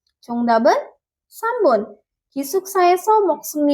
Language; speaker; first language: Korean; non-native, learner; Indonesian